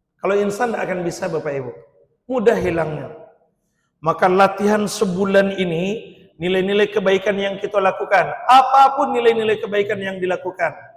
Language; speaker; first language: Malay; non-native, local second language; Minangkabau